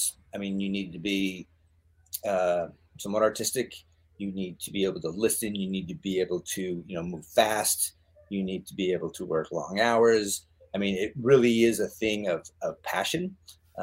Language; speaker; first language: English; native; English